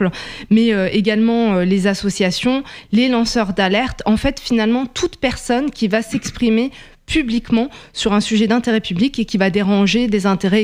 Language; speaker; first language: French; native; French